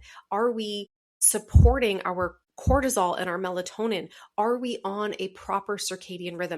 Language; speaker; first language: English; native; English